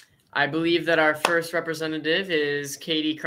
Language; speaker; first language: English; native; English